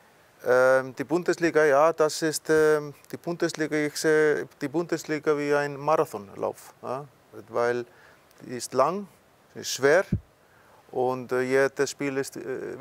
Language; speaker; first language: German; non-native, fluent; Icelandic